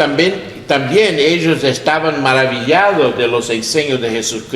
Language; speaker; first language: Spanish; non-native, learner; English